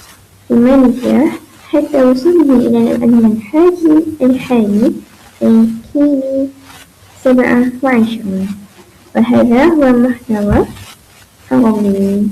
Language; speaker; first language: Arabic; non-native, learner; Malay